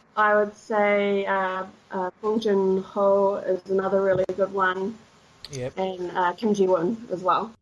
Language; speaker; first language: English; native; English